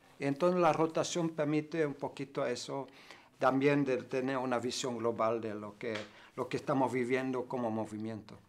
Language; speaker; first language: Spanish; non-native, fluent; German